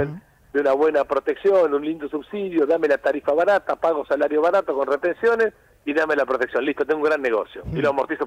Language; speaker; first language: Spanish; native; Spanish